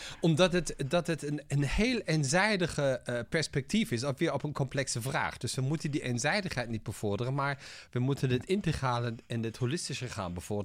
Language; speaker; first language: Dutch; non-native, fluent; German